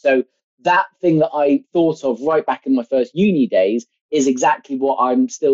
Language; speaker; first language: English; native; English